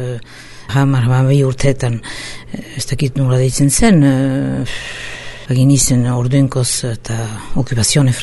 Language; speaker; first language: Basque; native; Basque